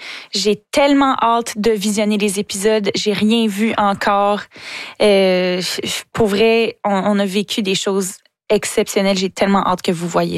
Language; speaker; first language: French; native; French